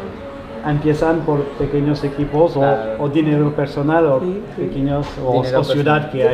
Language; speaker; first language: Spanish; non-native, learner; French